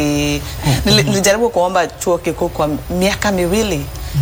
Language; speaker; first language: Swahili; early bilingual, other home language; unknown